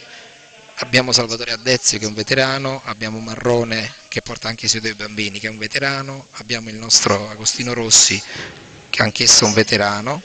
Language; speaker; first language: Italian; native; Italian